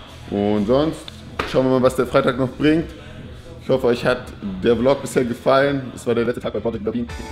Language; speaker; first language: German; native; German